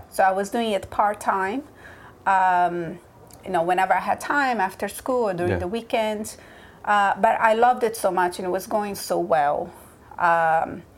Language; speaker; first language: English; early bilingual, other home language; Portuguese